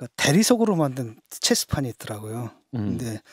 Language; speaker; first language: Korean; native; Korean